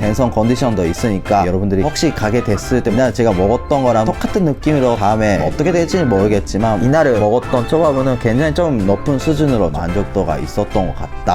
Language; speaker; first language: Korean; non-native, fluent; Japanese